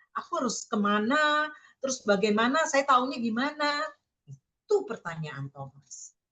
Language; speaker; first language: Indonesian; native; Indonesian